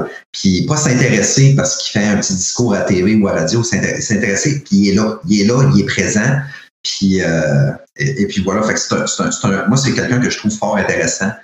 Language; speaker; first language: French; native; French